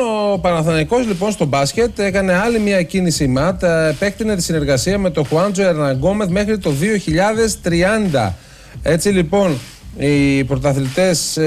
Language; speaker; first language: Greek; native; Greek